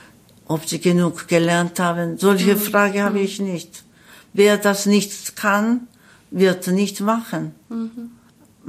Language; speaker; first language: German; non-native, learner; Korean